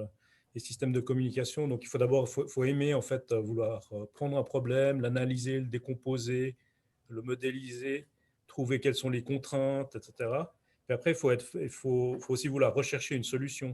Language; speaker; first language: French; native; French